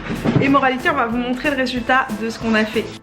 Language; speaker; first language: French; native; French